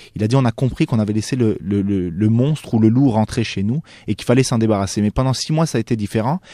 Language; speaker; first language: French; non-native, local second language; Arabic